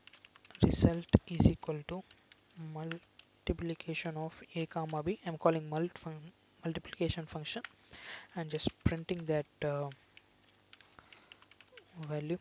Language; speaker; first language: English; non-native, local second language; Telugu